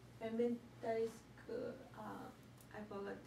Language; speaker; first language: English; non-native, learner; Japanese